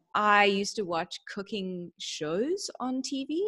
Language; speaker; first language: English; native; English